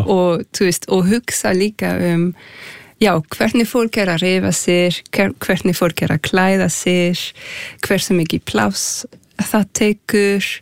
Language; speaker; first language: Icelandic; non-native, fluent; French